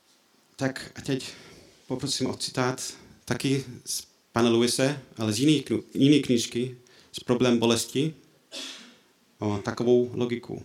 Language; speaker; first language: Czech; non-native, fluent; English